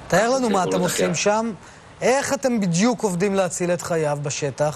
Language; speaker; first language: Hebrew; native; Hebrew